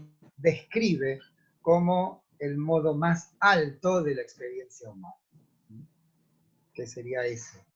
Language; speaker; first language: Spanish; native; Spanish